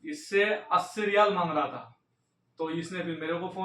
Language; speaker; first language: Hindi; native; Hindi